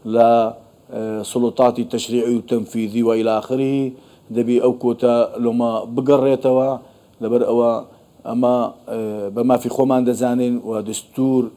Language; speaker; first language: Central Kurdish; non-native, local second language; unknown